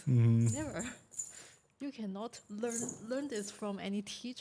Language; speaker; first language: English; non-native, learner; Chinese